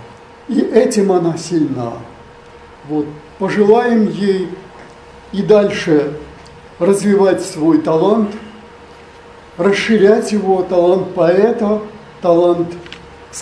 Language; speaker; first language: Russian; native; Russian